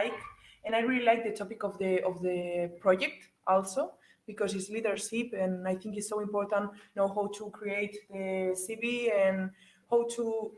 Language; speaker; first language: English; non-native, learner; Spanish